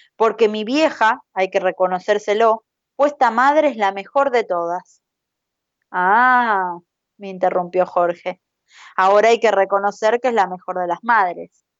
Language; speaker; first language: Spanish; native; Spanish